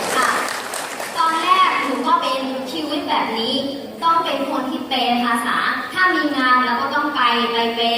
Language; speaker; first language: Thai; non-native, learner; Burmese